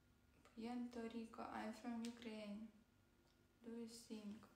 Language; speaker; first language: English; non-native, learner; Ukrainian